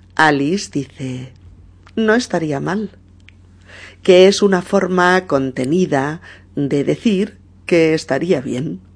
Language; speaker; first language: Spanish; native; Spanish